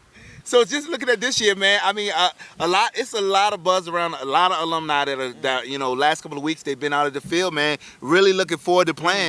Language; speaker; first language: English; native; English